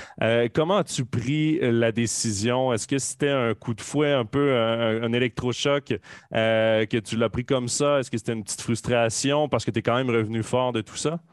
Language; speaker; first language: French; native; French